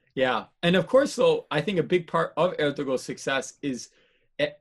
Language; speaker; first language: English; native; English